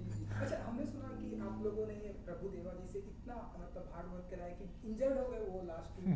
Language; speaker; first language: Hindi; native; Hindi